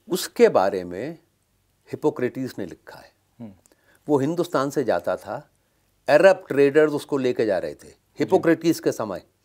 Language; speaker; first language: Hindi; native; Hindi